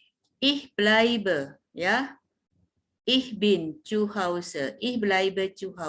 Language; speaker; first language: German; non-native, fluent; Indonesian